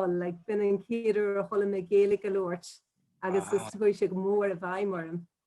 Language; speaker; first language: Irish; non-native, local second language; English